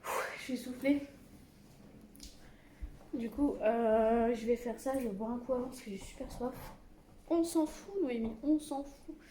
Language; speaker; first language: French; native; French